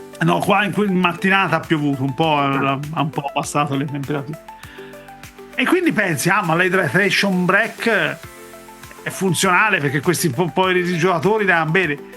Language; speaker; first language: Italian; native; Italian